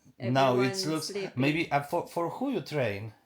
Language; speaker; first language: English; non-native, learner; Polish